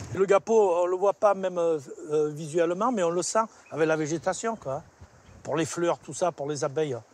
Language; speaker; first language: French; native; French